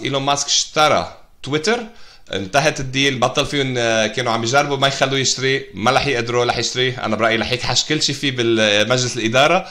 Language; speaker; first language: Arabic; native; Arabic